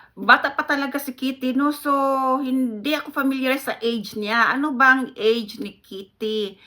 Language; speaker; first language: Filipino; non-native, local second language; Cebuano